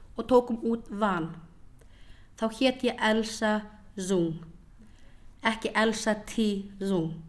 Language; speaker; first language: Icelandic; early bilingual, other home language; Vietnamese